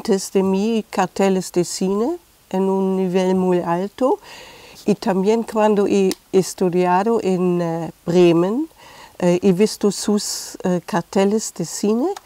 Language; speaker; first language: Spanish; non-native, fluent; German